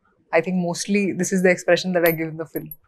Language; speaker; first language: Telugu; non-native, fluent; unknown